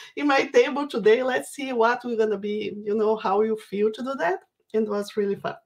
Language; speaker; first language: English; non-native, fluent; Portuguese